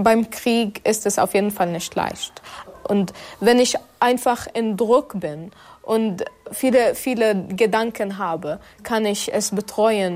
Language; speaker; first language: German; non-native, fluent; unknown